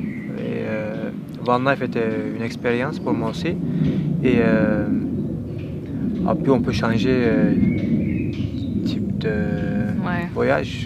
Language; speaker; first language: French; non-native, learner; Turkish